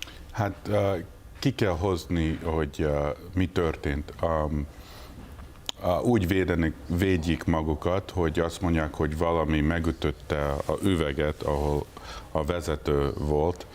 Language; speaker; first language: Hungarian; early bilingual, heritage; English